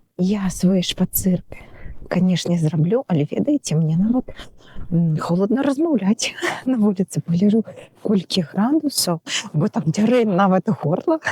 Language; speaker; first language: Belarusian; non-native, local second language; Russian